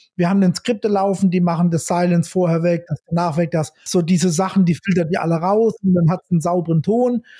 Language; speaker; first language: German; native; German